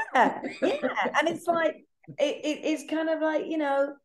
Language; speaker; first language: English; native; English